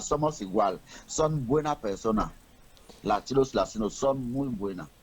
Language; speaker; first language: Spanish; non-native, learner; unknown